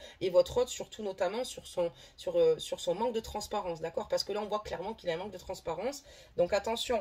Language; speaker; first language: French; native; French